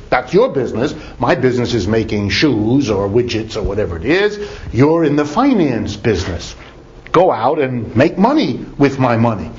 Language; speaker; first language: English; native; English